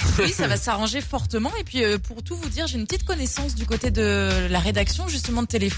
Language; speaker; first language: French; native; French